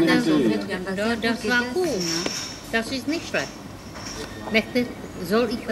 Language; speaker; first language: German; non-native, learner; Czech